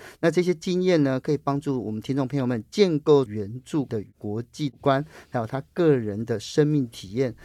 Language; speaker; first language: Chinese; native; Chinese